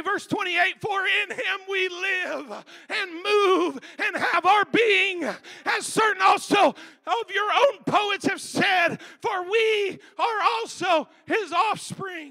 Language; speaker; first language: English; native; English